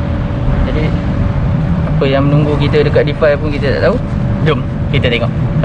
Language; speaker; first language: Malay; native; Malay